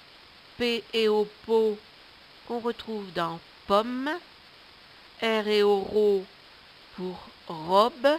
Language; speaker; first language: French; native; French